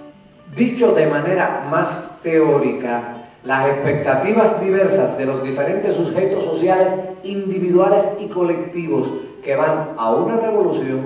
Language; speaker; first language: Spanish; native; Spanish